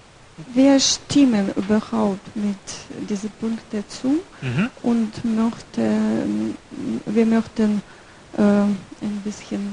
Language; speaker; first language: German; non-native, learner; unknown